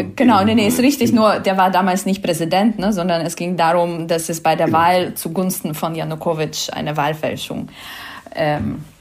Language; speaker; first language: German; non-native, fluent; Ukrainian